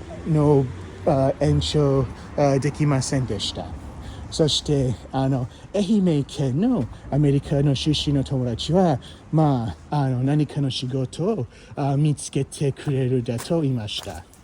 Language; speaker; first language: Japanese; non-native, fluent; English